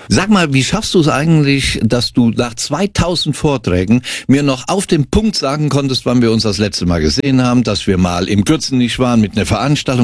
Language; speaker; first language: German; native; German